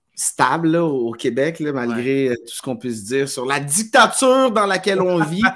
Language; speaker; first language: French; native; French